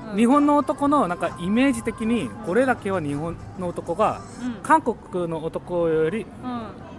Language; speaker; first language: Japanese; non-native, fluent; Korean